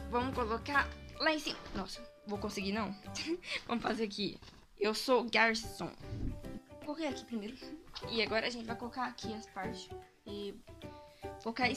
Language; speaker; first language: Portuguese; early bilingual, heritage; Portuguese